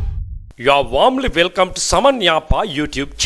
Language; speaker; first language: English; non-native, local second language; Sinhala